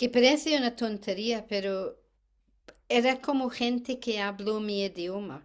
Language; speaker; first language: Spanish; non-native, fluent; English